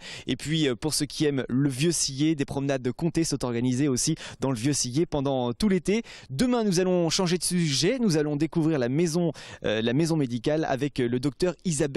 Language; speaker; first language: French; native; French